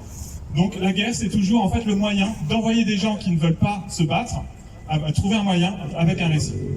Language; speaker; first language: French; native; French